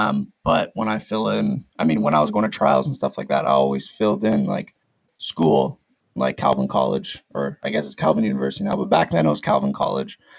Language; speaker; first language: English; native; English